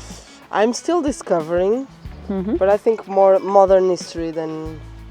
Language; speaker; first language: English; non-native, fluent; Portuguese